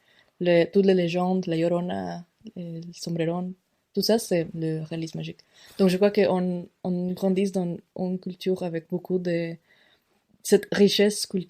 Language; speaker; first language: French; non-native, fluent; Spanish